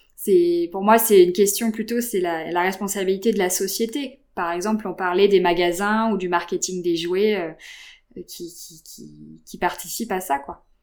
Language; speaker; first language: French; native; French